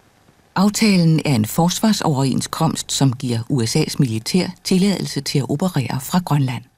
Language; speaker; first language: Danish; native; Danish